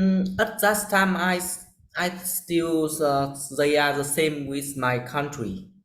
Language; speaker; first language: English; non-native, learner; Vietnamese